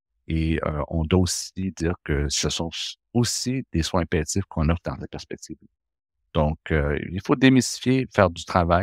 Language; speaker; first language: French; native; French